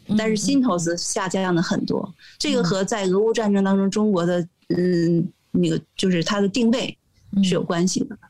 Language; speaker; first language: Chinese; native; Chinese